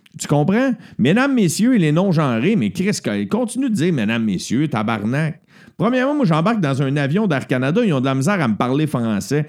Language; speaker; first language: French; native; French